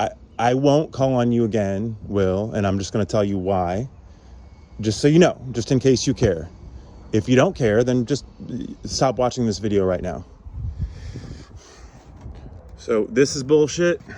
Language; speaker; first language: English; native; English